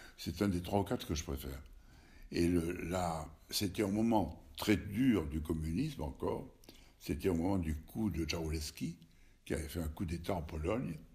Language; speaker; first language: French; native; French